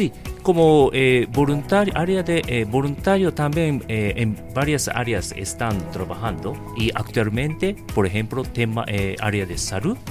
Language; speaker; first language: Spanish; non-native, learner; Japanese